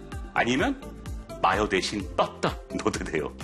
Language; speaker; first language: Korean; non-native, learner; English